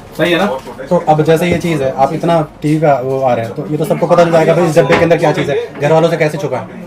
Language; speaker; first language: Hindi; native; Hindi